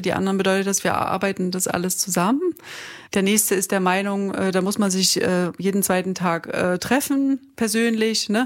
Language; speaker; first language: German; native; German